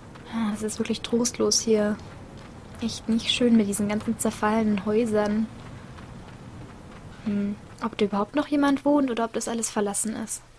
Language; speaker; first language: German; native; German